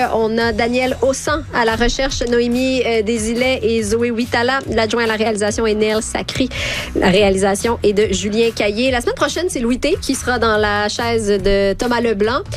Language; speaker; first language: French; native; French